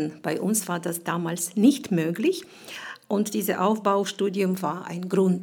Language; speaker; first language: German; non-native, fluent; Ukrainian